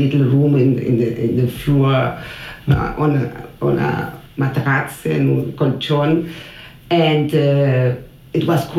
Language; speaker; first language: English; non-native, fluent; Spanish